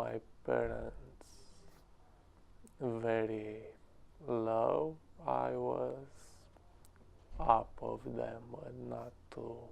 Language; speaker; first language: English; non-native, learner; Romanian